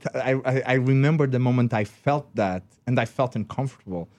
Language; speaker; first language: English; non-native, fluent; Portuguese